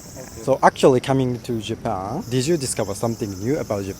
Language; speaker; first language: English; non-native, learner; Japanese